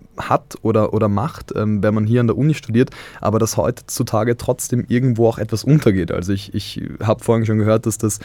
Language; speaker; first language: German; native; German